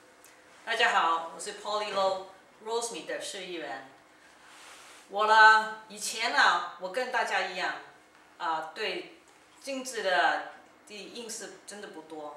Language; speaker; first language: Chinese; early bilingual, heritage; Cantonese